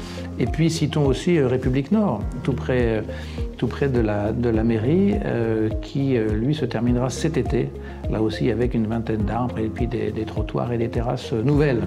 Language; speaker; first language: French; native; French